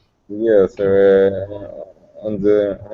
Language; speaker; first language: English; non-native, learner; Russian